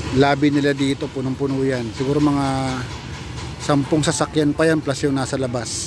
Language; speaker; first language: Filipino; non-native, local second language; Bikol